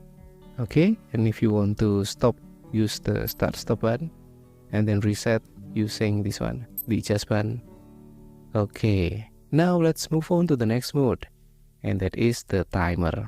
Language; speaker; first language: English; non-native, fluent; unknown